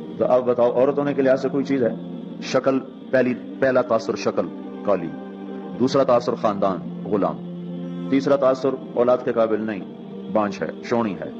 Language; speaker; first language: Urdu; non-native, local second language; Punjabi